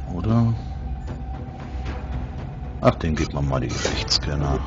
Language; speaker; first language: German; native; German